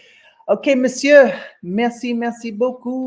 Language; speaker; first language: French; non-native, learner; English